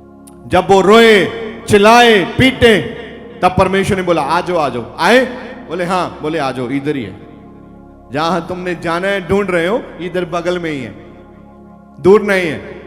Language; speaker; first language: Hindi; non-native, local second language; Punjabi